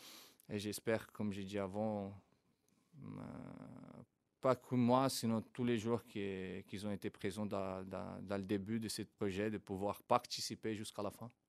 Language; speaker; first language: French; non-native, fluent; Portuguese